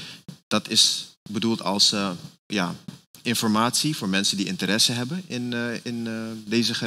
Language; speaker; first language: Dutch; native; Dutch